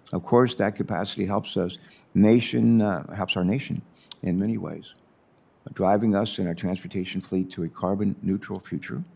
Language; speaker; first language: English; native; English